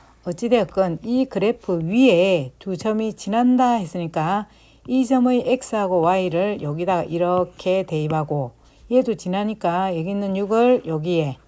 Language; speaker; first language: Korean; native; Korean